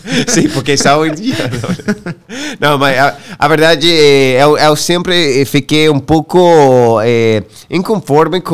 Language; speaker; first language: Portuguese; non-native, learner; English